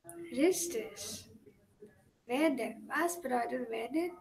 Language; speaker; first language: German; non-native, learner; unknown